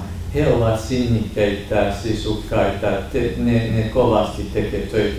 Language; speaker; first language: Finnish; non-native, fluent; Kurdish